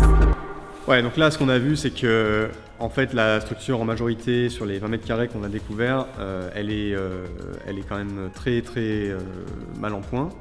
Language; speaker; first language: French; native; French